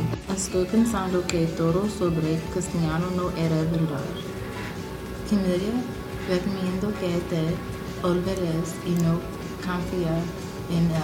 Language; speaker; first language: Spanish; non-native, learner; English